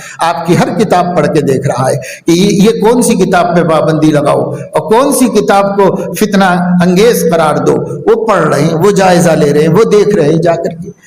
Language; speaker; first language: Urdu; native; Urdu